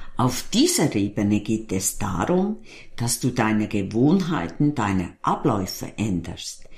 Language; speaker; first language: German; native; German